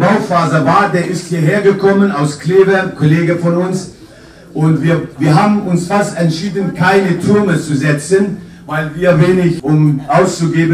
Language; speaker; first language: German; non-native, fluent; Kurdish